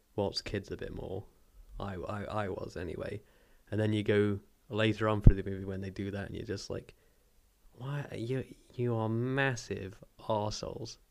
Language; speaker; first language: English; native; English